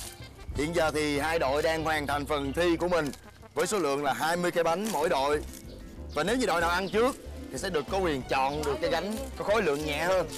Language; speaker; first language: Vietnamese; native; Vietnamese